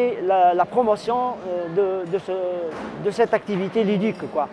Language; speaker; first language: French; non-native, local second language; Arabic